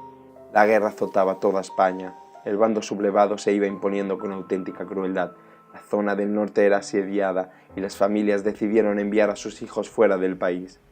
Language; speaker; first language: Spanish; native; Spanish